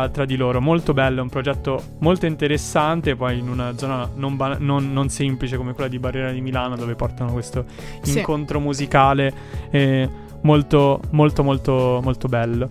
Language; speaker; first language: Italian; native; Italian